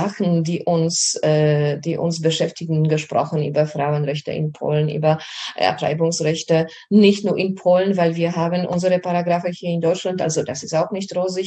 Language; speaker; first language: German; non-native, fluent; Polish